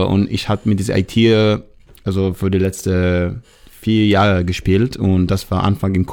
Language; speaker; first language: German; non-native, fluent; Hebrew